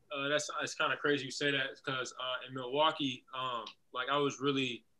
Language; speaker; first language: English; native; English